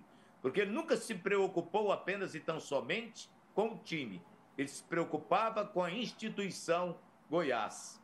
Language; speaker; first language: Portuguese; native; Portuguese